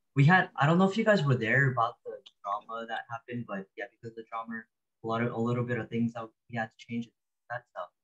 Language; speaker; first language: English; early bilingual, other home language; Japanese